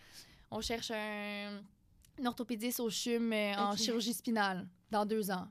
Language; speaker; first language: French; native; French